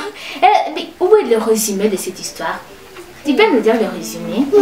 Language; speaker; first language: French; non-native, local second language; Kinyarwanda